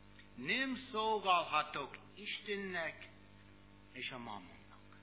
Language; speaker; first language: Hungarian; non-native, learner; English